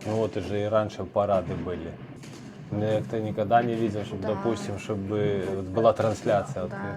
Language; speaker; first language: Russian; native; Russian